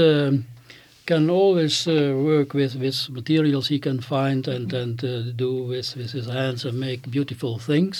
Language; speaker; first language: English; non-native, learner; Dutch